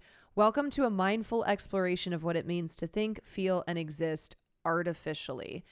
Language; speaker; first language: English; native; English